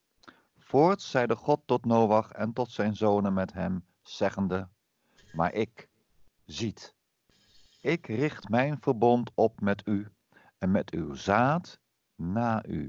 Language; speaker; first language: Dutch; native; Dutch